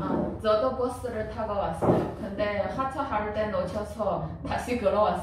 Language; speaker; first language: Korean; non-native, fluent; Chinese